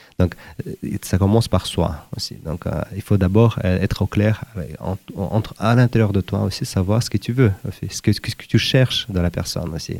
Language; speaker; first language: French; non-native, fluent; Uzbek